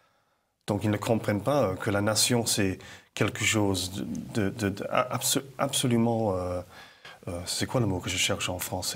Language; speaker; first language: French; non-native, fluent; English